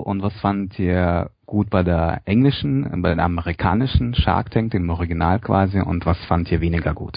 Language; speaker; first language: German; native; German